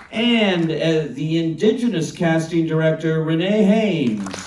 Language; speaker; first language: English; native; English